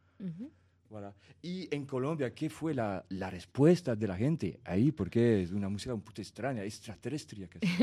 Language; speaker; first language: Spanish; non-native, fluent; French